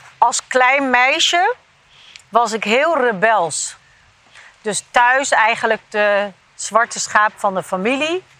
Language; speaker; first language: Dutch; early bilingual, other home language; Turkish